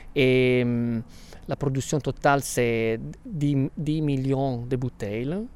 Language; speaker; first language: French; non-native, fluent; Italian